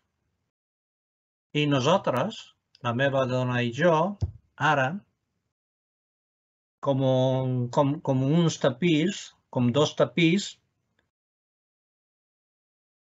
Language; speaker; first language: Catalan; non-native, fluent; Japanese